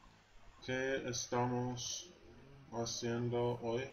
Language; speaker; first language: Spanish; non-native, learner; English